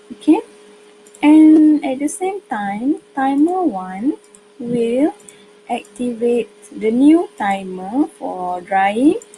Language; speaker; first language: English; non-native, local second language; Malay